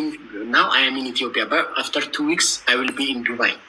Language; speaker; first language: English; non-native, learner; Oromo